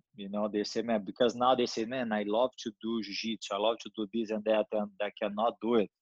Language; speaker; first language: English; non-native, learner; Portuguese